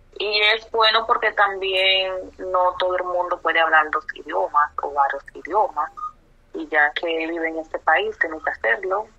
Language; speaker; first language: Spanish; native; Spanish